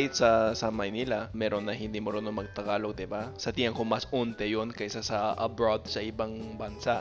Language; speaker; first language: Filipino; non-native, fluent; English